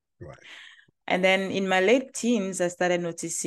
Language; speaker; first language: English; non-native, local second language; French